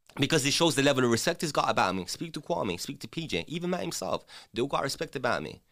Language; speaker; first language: English; non-native, local second language; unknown